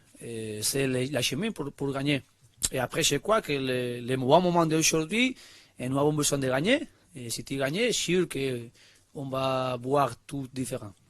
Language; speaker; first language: French; non-native, learner; Spanish